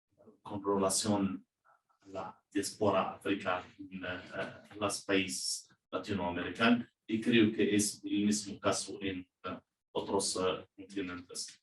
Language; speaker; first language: Spanish; non-native, learner; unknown